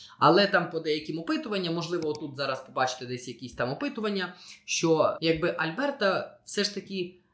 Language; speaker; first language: Ukrainian; non-native, local second language; Russian